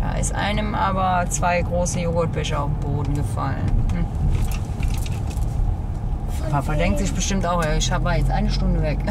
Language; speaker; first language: German; native; German